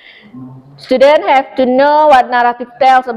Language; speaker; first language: English; non-native, local second language; Indonesian